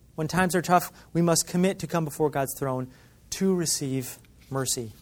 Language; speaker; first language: English; native; English